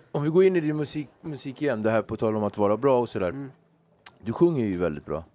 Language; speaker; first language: Swedish; native; Swedish